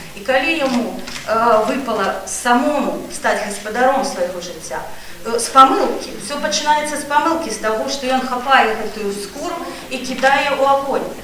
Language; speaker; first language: Belarusian; non-native, local second language; Russian